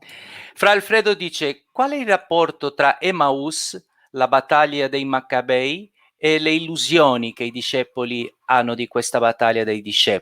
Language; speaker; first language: Italian; non-native, fluent; Portuguese